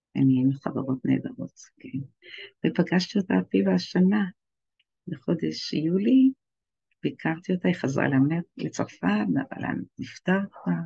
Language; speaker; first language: Hebrew; native; Hebrew